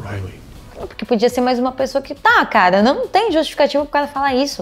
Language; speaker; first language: Portuguese; native; Portuguese